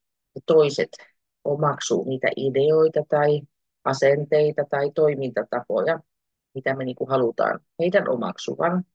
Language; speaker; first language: Finnish; native; Finnish